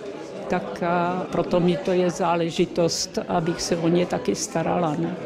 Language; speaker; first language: Czech; early bilingual, heritage; Czech